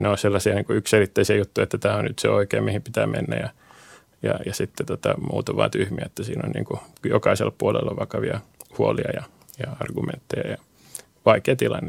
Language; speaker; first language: Finnish; native; Finnish